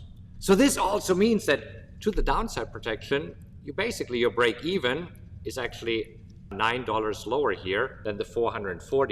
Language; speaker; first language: English; non-native, fluent; German